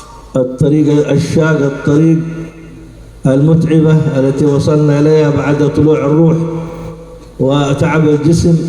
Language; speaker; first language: Arabic; native; Arabic